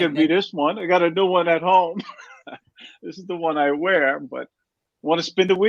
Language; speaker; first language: English; native; English